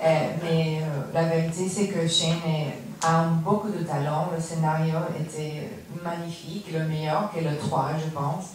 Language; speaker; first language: French; non-native, learner; English